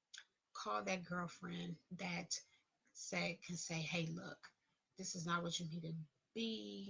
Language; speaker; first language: English; native; English